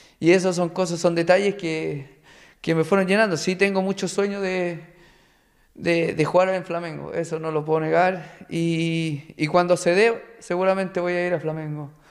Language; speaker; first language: Spanish; native; Spanish